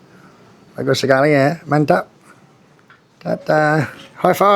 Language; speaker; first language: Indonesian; non-native, learner; English